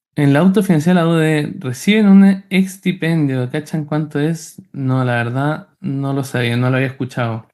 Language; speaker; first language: Spanish; native; Spanish